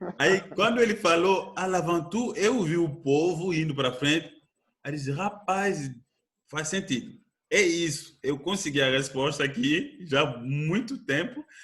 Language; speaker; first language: Portuguese; non-native, fluent; French